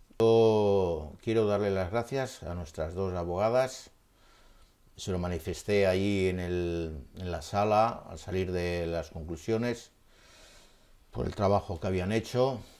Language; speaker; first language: Spanish; native; Spanish